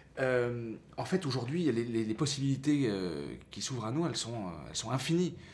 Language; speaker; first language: French; native; French